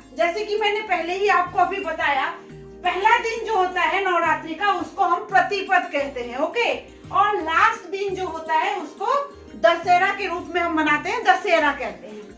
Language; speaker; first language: Hindi; non-native, local second language; Bangla